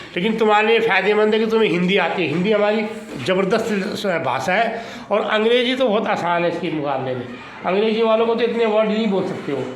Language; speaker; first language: Hindi; native; Hindi